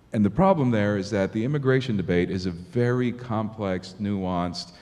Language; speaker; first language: English; native; English